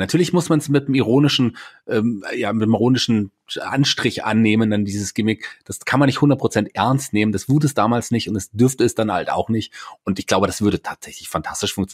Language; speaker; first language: German; native; German